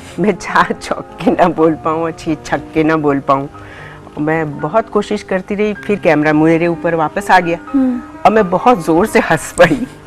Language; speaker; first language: Hindi; native; Hindi